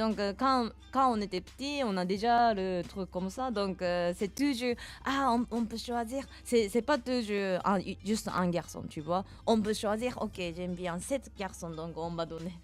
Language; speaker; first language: French; non-native, fluent; Japanese